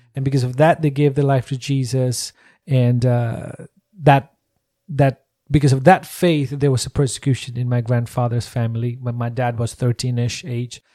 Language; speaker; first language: English; non-native, local second language; Nepali